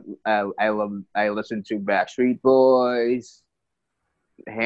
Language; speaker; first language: English; non-native, local second language; Filipino